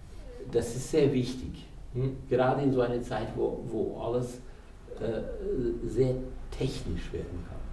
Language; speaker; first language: German; non-native, fluent; Norwegian